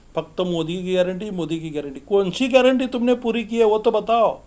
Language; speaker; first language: Hindi; non-native, local second language; Marathi